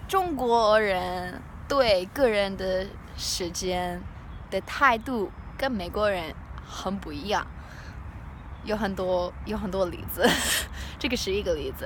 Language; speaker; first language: Chinese; non-native, learner; English